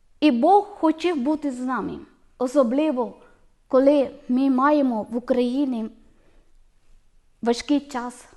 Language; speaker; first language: Ukrainian; non-native, learner; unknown